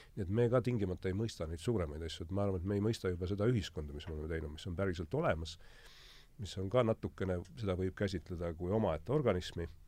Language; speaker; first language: Estonian; native; Estonian